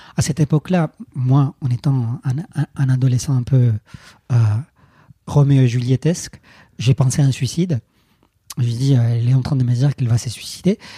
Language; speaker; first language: French; non-native, fluent; Spanish